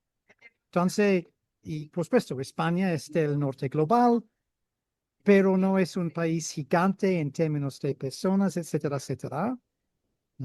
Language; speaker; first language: Spanish; non-native, fluent; English